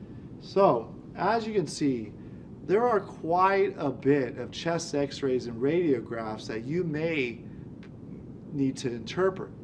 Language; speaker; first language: English; native; English